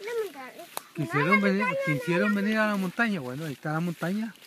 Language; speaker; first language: Spanish; native; Spanish